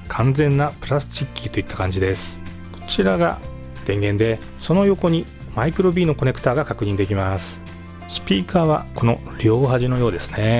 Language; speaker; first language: Japanese; native; Japanese